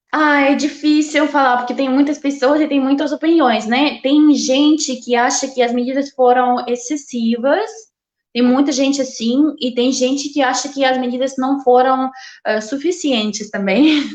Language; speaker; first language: Portuguese; non-native, fluent; Russian